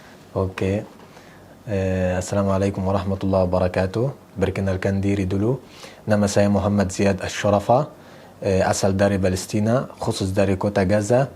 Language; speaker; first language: Indonesian; non-native, fluent; Arabic